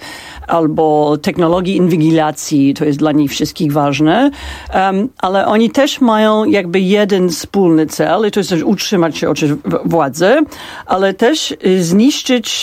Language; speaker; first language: Polish; non-native, fluent; English